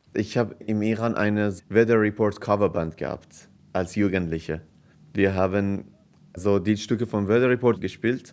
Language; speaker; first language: German; non-native, fluent; Persian